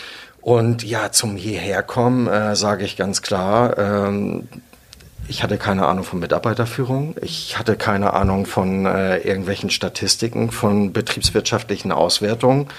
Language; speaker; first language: German; native; German